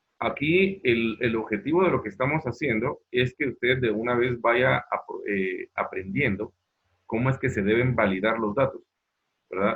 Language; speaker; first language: Spanish; native; Spanish